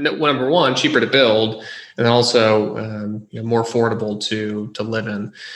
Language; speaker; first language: English; native; English